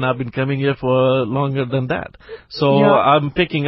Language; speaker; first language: English; non-native, local second language; Urdu